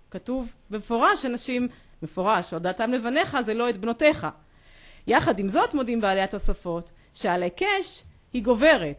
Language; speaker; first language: Hebrew; native; Hebrew